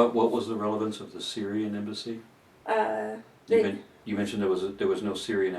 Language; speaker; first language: English; native; English